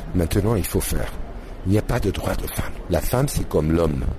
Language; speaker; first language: French; non-native, fluent; Arabic